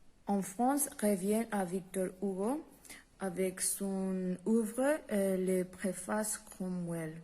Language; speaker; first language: French; non-native, learner; Spanish